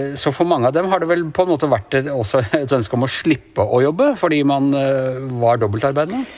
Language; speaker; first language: Norwegian; native; Norwegian